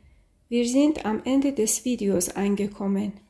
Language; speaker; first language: German; non-native, fluent; Persian